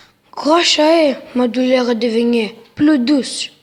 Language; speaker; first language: French; non-native, learner; Greek